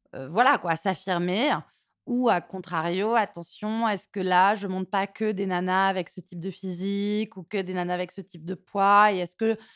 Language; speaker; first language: French; native; French